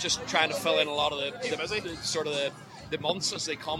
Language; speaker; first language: English; native; English